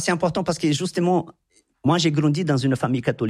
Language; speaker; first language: French; non-native, fluent; Portuguese